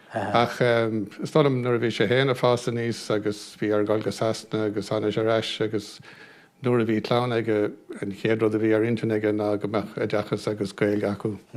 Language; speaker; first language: Irish; non-native, local second language; English